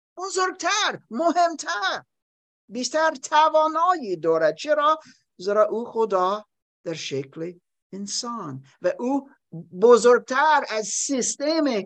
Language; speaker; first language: Persian; non-native, learner; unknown